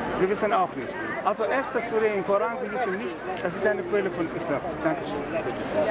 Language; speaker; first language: German; non-native, learner; Persian